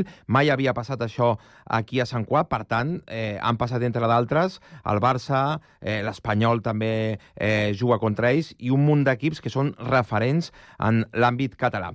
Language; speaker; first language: Catalan; native; Catalan